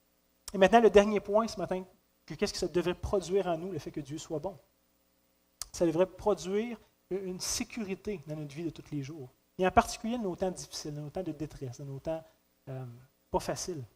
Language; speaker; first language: French; native; French